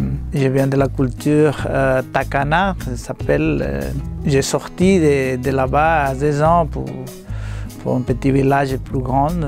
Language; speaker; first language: French; non-native, learner; Spanish